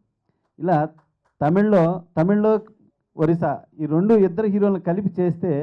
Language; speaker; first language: Telugu; native; Telugu